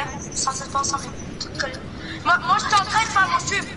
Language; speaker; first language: French; native; French